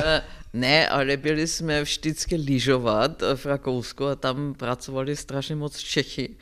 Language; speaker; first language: Czech; non-native, fluent; German